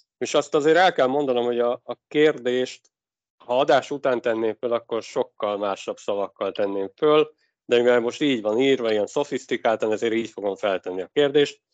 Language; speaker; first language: Hungarian; native; Hungarian